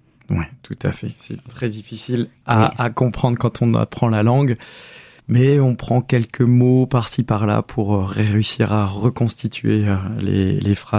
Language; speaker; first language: French; native; French